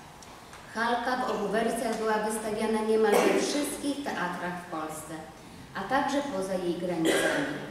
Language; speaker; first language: Polish; native; Polish